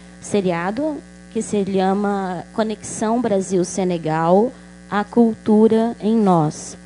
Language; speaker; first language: Portuguese; non-native, local second language; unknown